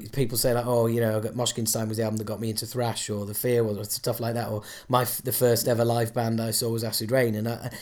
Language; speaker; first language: English; native; English